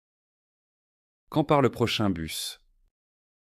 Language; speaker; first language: French; native; French